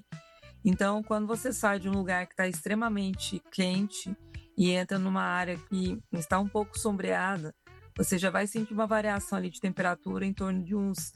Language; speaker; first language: Portuguese; native; Portuguese